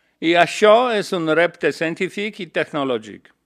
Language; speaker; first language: Catalan; non-native, learner; Polish